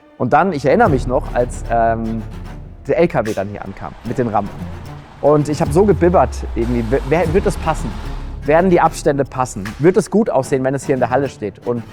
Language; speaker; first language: German; native; German